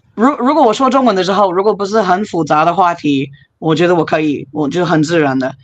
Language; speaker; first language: Chinese; non-native, fluent; English